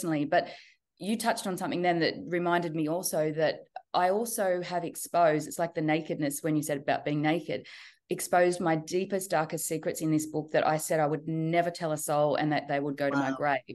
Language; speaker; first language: English; native; English